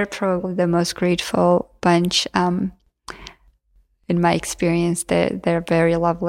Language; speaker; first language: English; non-native, fluent; Georgian